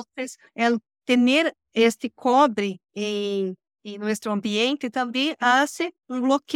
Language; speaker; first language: Spanish; non-native, learner; Portuguese